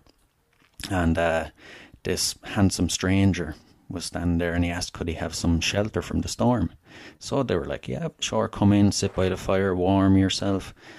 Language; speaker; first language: English; native; English